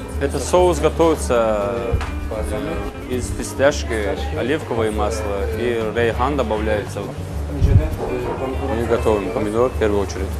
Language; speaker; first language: Russian; non-native, learner; Turkish